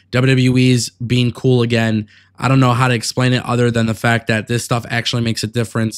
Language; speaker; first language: English; native; English